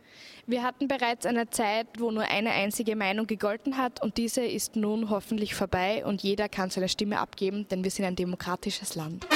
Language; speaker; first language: German; native; German